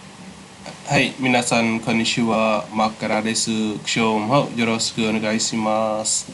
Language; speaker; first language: Japanese; non-native, fluent; Khmer